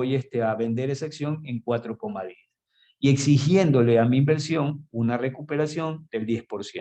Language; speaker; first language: Spanish; native; Spanish